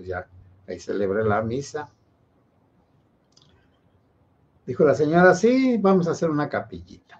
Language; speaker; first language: Spanish; native; Spanish